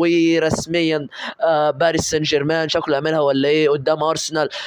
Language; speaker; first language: Arabic; native; Arabic